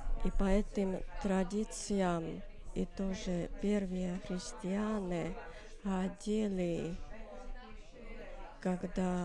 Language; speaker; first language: Russian; non-native, learner; Finnish